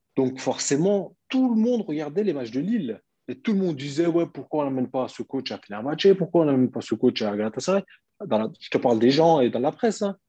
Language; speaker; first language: French; early bilingual, other home language; Turkish